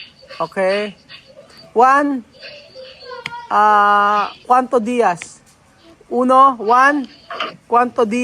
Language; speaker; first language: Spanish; non-native, learner; Filipino